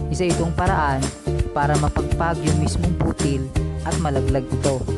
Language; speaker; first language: Filipino; non-native, local second language; Iloko